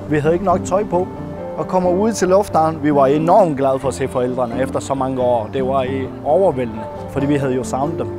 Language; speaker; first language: Danish; non-native, fluent; Persian